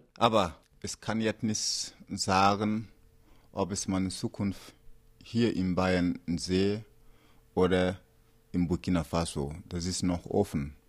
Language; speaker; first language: German; non-native, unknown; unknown